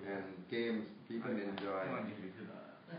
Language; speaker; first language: English; non-native, fluent; Thai